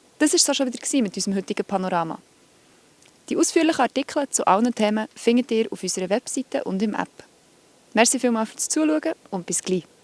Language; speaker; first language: German; native; German